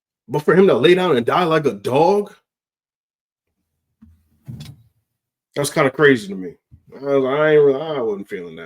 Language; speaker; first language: English; native; English